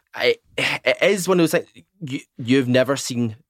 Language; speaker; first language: English; native; English